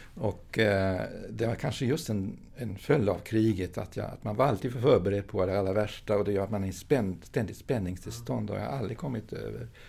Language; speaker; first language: Swedish; early bilingual, other home language; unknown